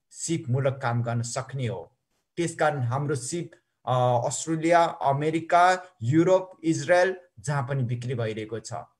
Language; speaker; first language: Nepali; non-native, local second language; Newari